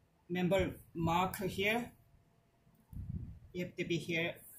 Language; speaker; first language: English; non-native, learner; Korean